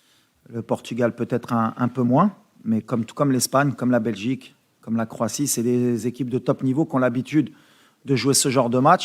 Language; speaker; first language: French; native; French